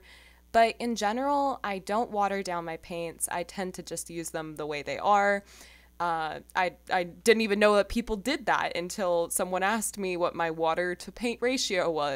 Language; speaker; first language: English; native; English